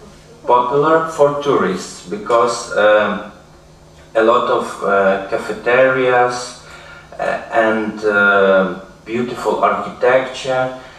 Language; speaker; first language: English; non-native, learner; Ukrainian